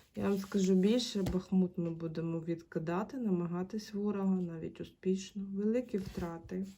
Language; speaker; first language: Ukrainian; native; Ukrainian